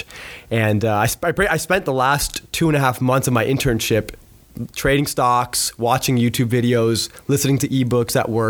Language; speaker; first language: English; native; English